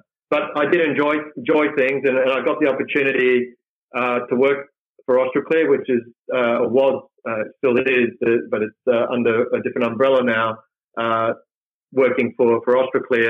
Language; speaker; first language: English; native; English